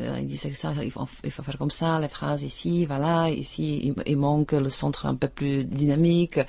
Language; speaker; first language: French; non-native, fluent; Czech